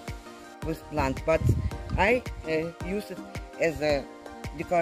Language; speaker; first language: English; non-native, learner; Russian